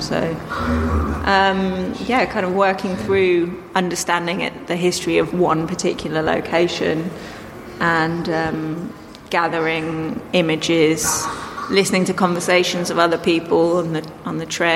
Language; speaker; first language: English; native; English